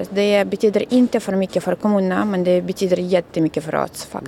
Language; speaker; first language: Swedish; non-native, learner; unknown